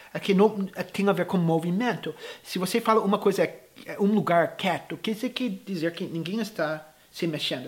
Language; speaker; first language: Portuguese; non-native, fluent; English